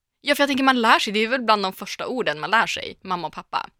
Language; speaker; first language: Swedish; native; Swedish